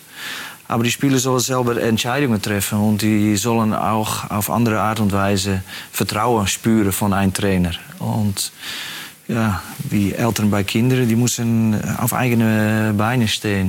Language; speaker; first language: German; non-native, fluent; Dutch